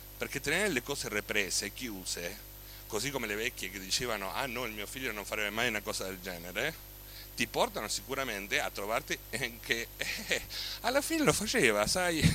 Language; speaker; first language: Italian; non-native, fluent; Spanish